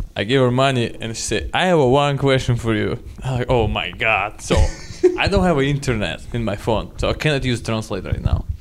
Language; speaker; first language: English; non-native, learner; Russian